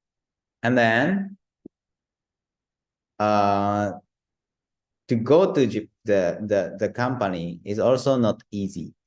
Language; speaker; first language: English; non-native, learner; Japanese